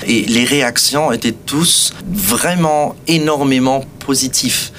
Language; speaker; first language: French; non-native, local second language; Portuguese